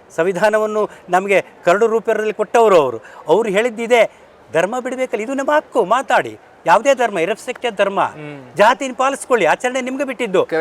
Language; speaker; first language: Kannada; native; Kannada